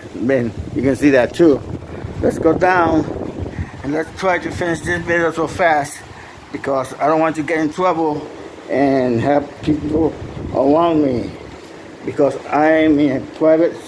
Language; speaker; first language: English; non-native, fluent; Spanish